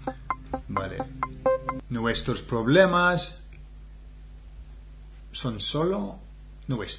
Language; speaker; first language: Spanish; non-native, learner; English